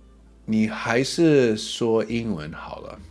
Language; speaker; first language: Chinese; early bilingual, heritage; English